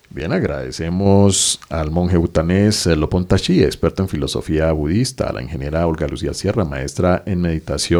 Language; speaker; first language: Spanish; native; Spanish